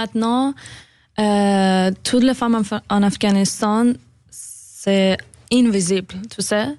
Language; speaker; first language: French; non-native, learner; Persian